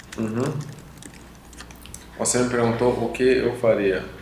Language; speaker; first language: Portuguese; native; Portuguese